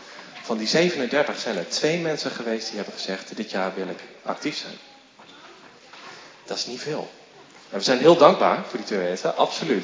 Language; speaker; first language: Dutch; native; Dutch